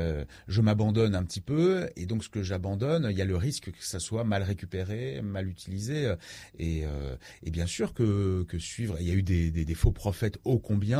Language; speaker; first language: French; native; French